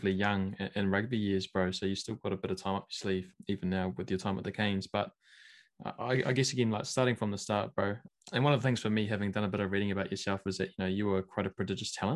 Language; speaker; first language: English; native; English